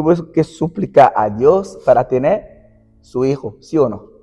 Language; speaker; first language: Spanish; non-native, fluent; Portuguese